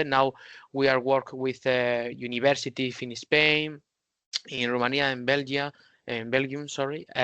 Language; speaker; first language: English; non-native, learner; Spanish